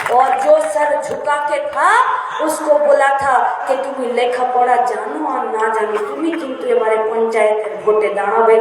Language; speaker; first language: Hindi; non-native, local second language; Bangla